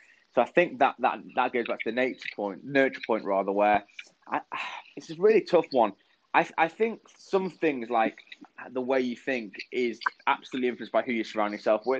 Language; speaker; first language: English; native; English